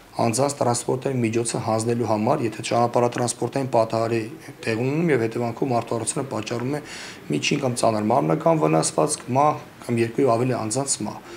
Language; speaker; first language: Armenian; native; Armenian